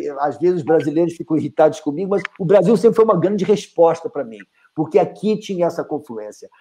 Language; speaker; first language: Portuguese; native; Portuguese